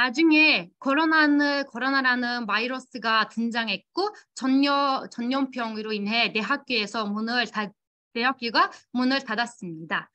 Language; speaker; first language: Korean; non-native, fluent; Turkish